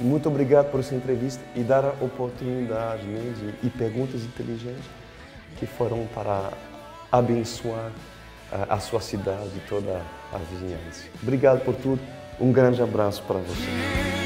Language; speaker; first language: Portuguese; non-native, fluent; French